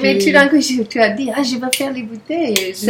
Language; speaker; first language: French; non-native, learner; English